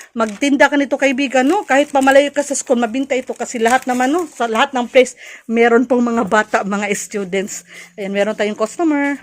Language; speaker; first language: Filipino; non-native, local second language; Cebuano